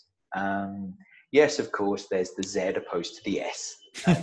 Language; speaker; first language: English; native; English